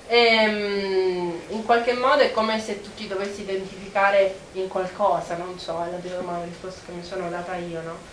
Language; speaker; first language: Italian; non-native, fluent; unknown